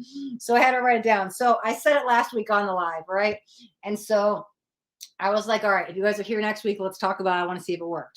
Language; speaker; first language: English; native; English